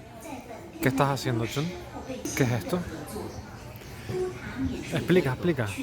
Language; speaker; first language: Spanish; native; Spanish